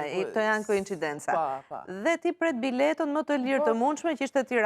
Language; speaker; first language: Albanian; native; Albanian